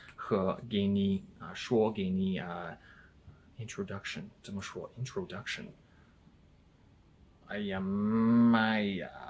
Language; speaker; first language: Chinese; non-native, learner; English